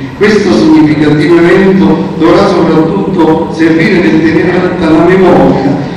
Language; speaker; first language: Italian; native; Italian